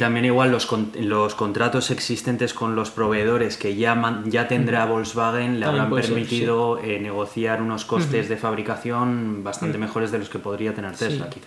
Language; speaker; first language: Spanish; native; Spanish